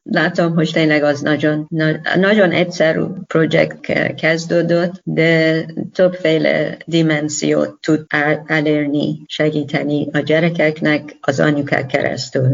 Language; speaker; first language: Hungarian; non-native, learner; Persian